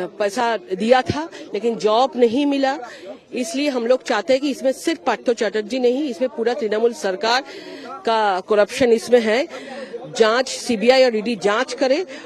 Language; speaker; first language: Hindi; native; Hindi